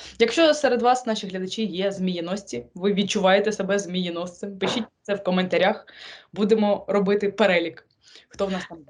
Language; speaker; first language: Ukrainian; native; Ukrainian